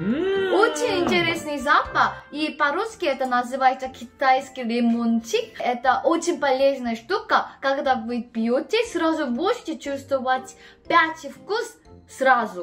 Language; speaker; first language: Russian; non-native, fluent; Korean